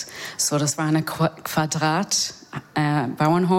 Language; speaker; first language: German; non-native, fluent; English